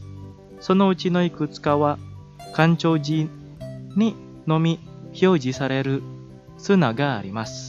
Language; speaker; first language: Japanese; non-native, fluent; Indonesian